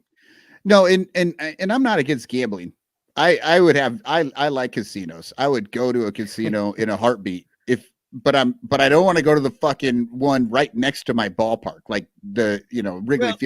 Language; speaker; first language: English; native; English